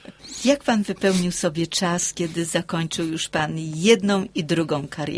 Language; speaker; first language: Polish; native; Polish